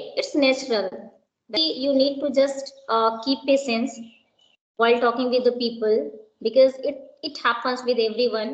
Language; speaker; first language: English; non-native, local second language; Hindi